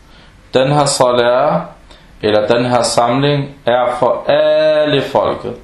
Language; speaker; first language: Danish; early bilingual, other home language; Arabic